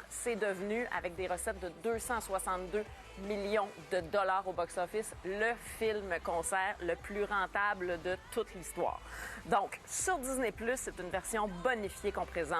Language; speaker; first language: French; native; French